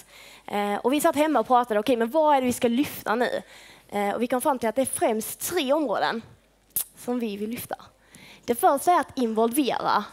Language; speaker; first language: Swedish; native; Swedish